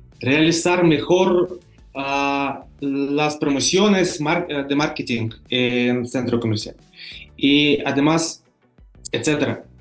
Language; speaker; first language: Spanish; non-native, learner; Russian